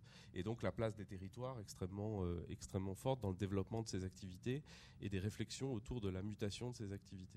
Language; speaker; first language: French; native; French